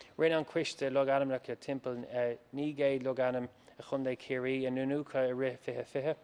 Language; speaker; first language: Irish; non-native, local second language; English